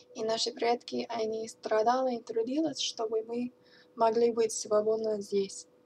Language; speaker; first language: Russian; non-native, learner; English